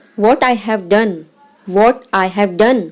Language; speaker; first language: English; non-native, local second language; Hindi